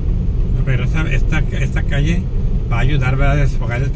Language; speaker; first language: Spanish; native; Spanish